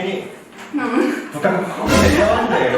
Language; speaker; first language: Indonesian; non-native, learner; Korean